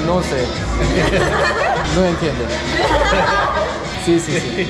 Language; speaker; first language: Spanish; non-native, learner; Korean